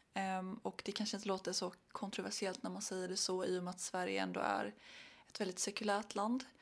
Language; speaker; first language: Swedish; early bilingual, other home language; Arabic